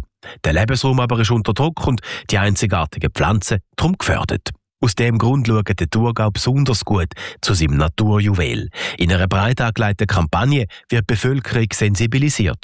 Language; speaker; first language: German; native; German